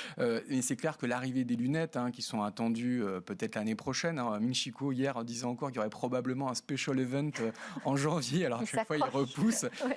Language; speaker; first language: French; native; French